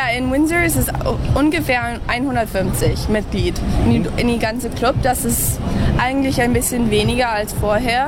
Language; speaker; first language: German; early bilingual, heritage; English